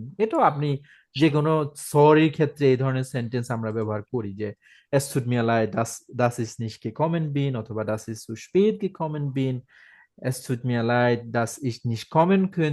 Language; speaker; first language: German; non-native, fluent; Bangla